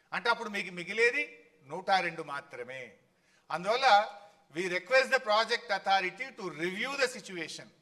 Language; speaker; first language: Telugu; native; Telugu